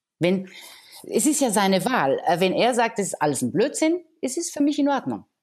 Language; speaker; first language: German; non-native, fluent; French